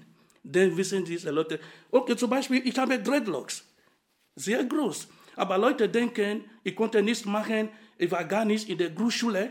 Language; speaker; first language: German; non-native, fluent; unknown